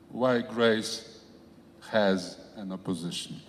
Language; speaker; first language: English; non-native, fluent; Polish